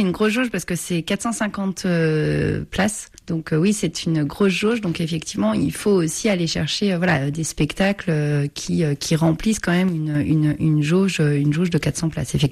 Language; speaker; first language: French; native; French